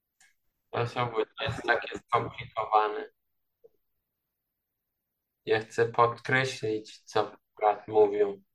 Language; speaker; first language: Polish; non-native, learner; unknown